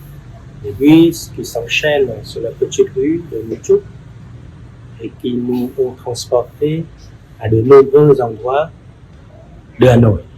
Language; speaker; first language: French; non-native, fluent; Vietnamese